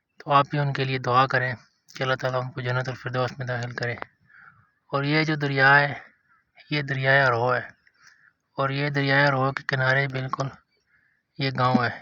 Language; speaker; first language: Urdu; non-native, local second language; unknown